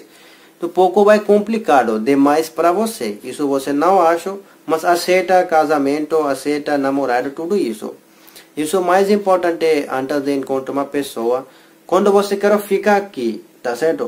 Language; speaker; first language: Portuguese; non-native, learner; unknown